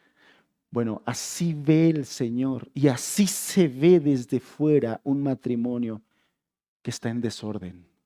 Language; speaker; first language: Spanish; native; Spanish